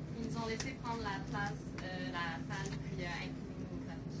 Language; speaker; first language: French; native; French